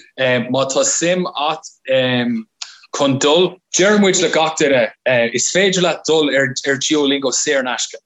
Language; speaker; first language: Irish; non-native, local second language; English